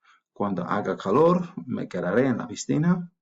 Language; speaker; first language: Spanish; non-native, fluent; English